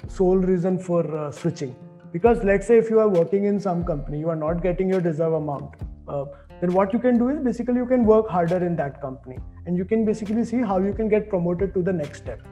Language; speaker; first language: English; non-native, local second language; Hindi